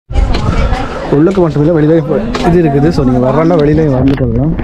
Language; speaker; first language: Tamil; native; Tamil